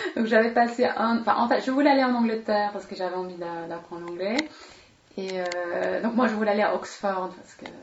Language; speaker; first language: French; non-native, fluent; Swedish